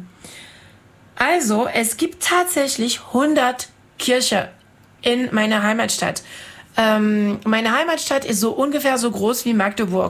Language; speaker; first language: German; non-native, fluent; French